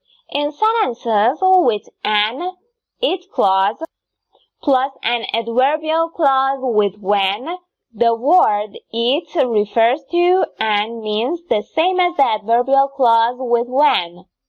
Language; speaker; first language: English; non-native, fluent; Persian